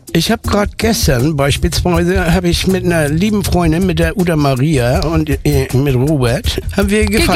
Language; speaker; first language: German; native; German